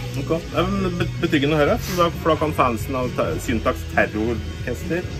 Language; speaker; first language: Norwegian; native; Norwegian